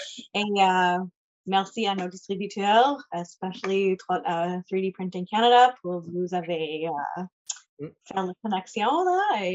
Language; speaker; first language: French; non-native, local second language; English